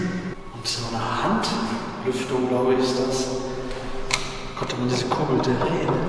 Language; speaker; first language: German; native; German